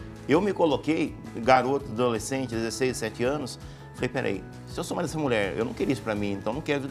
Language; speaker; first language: Portuguese; native; Portuguese